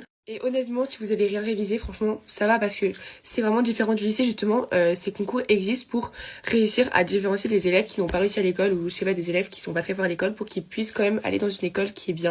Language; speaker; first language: French; native; French